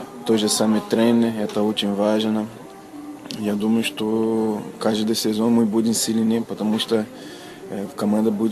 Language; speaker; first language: Russian; non-native, learner; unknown